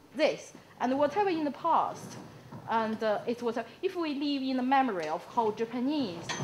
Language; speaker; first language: English; non-native, fluent; Chinese